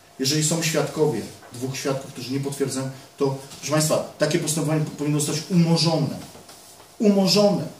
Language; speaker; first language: Polish; native; Polish